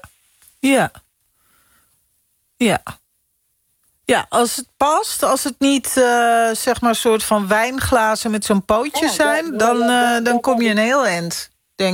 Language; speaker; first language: Dutch; native; Dutch